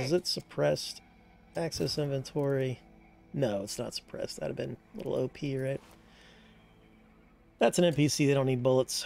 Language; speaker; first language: English; native; English